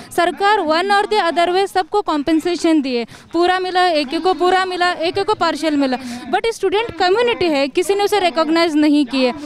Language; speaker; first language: Hindi; non-native, local second language; Kannada